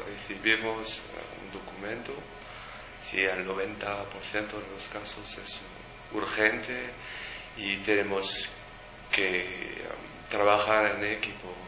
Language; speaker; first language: Spanish; non-native, fluent; French